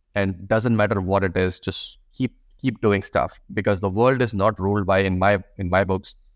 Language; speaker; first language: English; non-native, local second language; Hindi